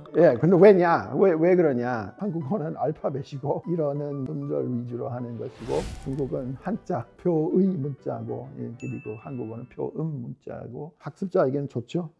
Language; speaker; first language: Korean; non-native, fluent; English